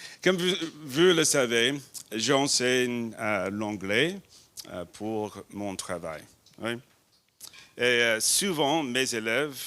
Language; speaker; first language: French; non-native, learner; English